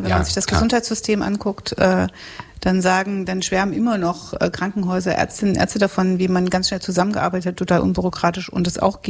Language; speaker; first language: German; native; German